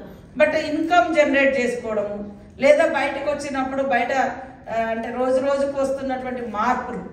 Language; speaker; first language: Telugu; native; Telugu